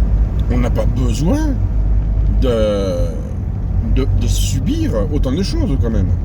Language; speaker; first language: French; native; French